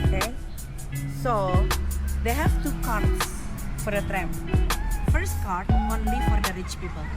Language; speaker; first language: English; non-native, learner; Indonesian